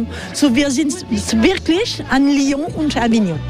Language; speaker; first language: German; non-native, learner; French